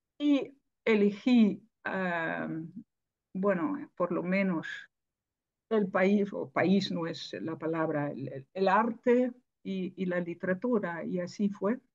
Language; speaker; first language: Spanish; non-native, fluent; Dutch